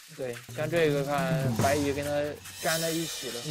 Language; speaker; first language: Chinese; native; Chinese